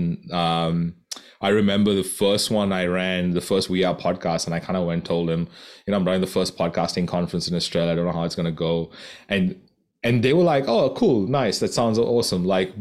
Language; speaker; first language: English; non-native, local second language; Konkani